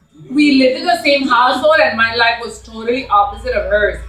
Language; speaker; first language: English; early bilingual, other home language; Spanish